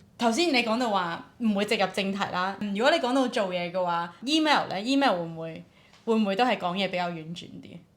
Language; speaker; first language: Cantonese; native; Cantonese